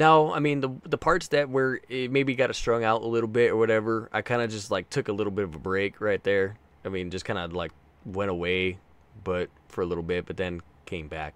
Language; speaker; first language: English; native; English